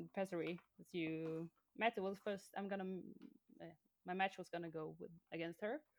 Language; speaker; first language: English; non-native, fluent; Swedish